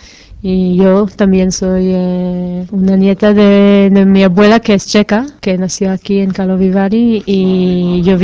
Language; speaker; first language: Spanish; non-native, fluent; Hebrew